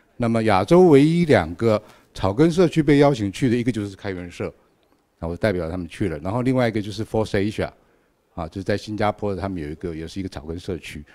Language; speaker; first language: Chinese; native; Chinese